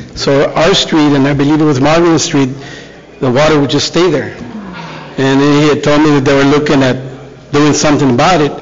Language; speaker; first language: English; native; English